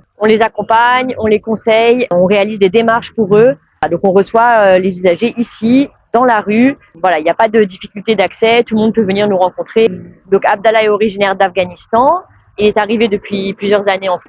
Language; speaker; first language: French; native; French